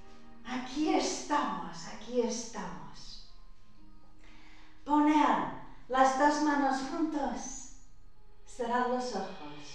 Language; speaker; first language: Spanish; non-native, fluent; English